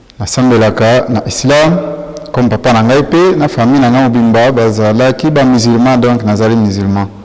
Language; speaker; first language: Lingala; non-native, local second language; Swahili